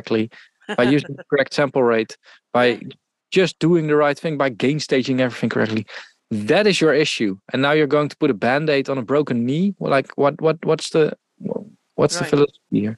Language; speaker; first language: English; non-native, fluent; Dutch